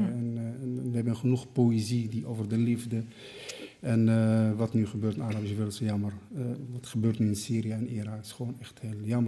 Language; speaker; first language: Dutch; non-native, fluent; Arabic